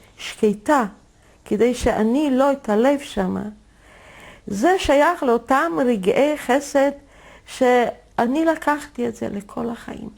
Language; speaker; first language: Hebrew; non-native, fluent; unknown